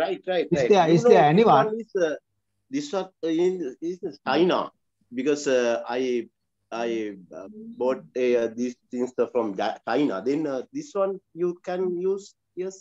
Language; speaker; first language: English; non-native, learner; Sinhala